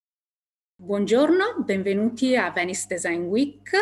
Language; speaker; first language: Italian; native; Italian